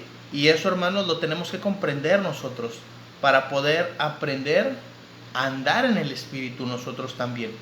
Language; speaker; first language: Spanish; native; Spanish